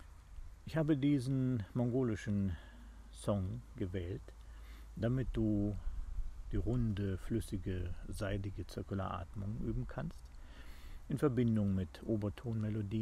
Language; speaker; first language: German; non-native, fluent; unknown